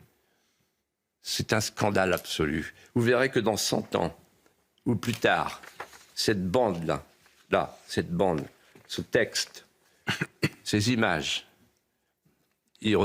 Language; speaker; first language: French; native; French